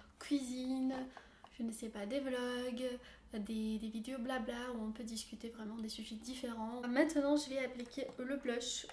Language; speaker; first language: French; non-native, fluent; Armenian